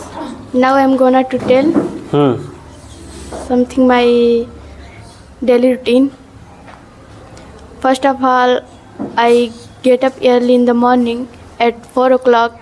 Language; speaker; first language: English; non-native, learner; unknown